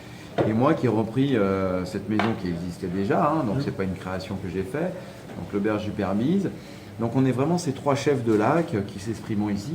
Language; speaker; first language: French; native; French